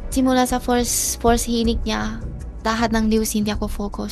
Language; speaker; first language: Filipino; non-native, learner; Chinese